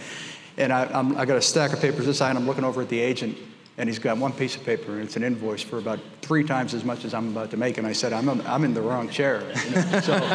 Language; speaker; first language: English; native; English